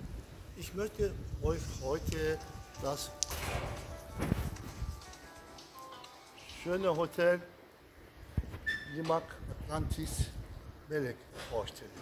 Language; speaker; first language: German; non-native, learner; Turkish